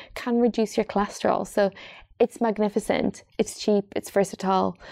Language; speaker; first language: English; native; English